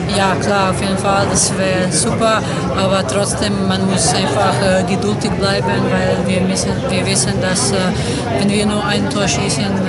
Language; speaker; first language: German; non-native, fluent; Serbian